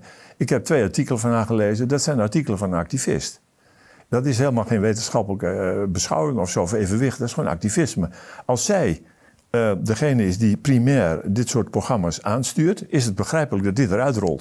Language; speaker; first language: Dutch; native; Dutch